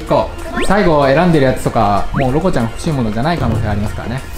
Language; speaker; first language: Japanese; native; Japanese